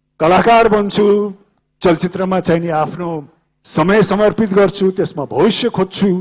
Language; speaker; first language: Nepali; native; Nepali